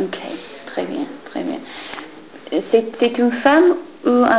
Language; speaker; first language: French; non-native, fluent; English